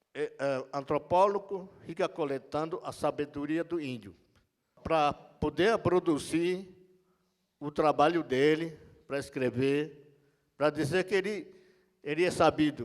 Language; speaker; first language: Portuguese; non-native, local second language; Yanomámi